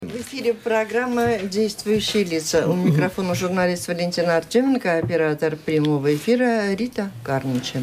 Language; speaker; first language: Russian; native; Russian